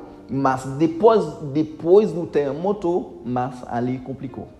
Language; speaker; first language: Portuguese; non-native, learner; Haitian Creole